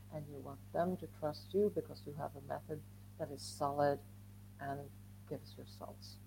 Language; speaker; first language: English; non-native, fluent; Swedish